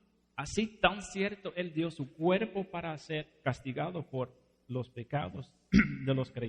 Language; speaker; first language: Spanish; non-native, fluent; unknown